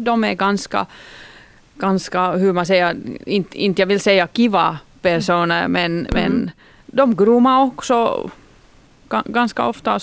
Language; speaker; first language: Swedish; non-native, local second language; Finnish